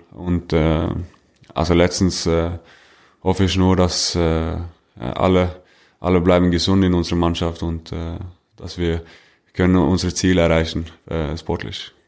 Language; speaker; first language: German; non-native, fluent; Norwegian